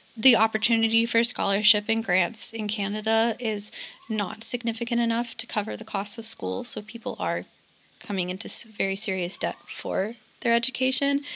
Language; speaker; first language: English; native; English